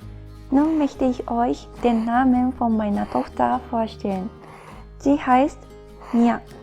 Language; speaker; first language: German; non-native, fluent; Japanese